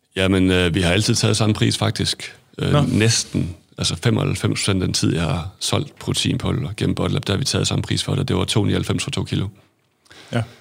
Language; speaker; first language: Danish; native; Danish